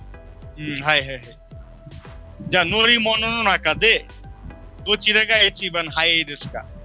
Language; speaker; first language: Japanese; non-native, fluent; Bangla